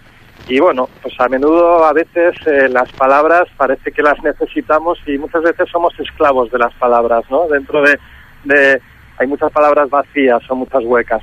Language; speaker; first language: Spanish; native; Spanish